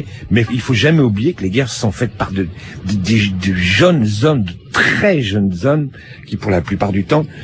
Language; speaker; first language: French; native; French